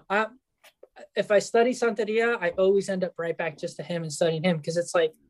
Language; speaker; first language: English; early bilingual, other home language; Spanish